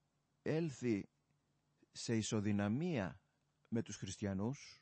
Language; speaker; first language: Greek; native; Greek